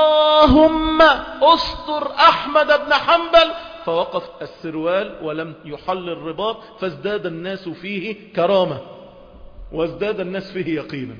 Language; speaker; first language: Arabic; native; Arabic